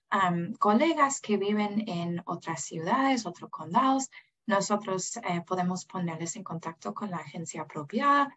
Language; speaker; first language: Spanish; non-native, fluent; English